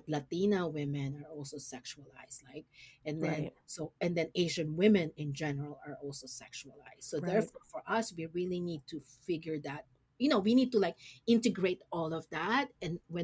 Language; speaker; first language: English; non-native, local second language; Filipino